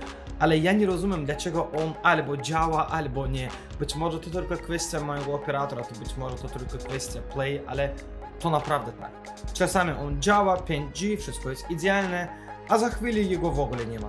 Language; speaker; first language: Polish; non-native, fluent; Azerbaijani